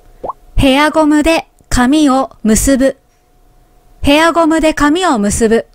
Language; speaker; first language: Japanese; native; Japanese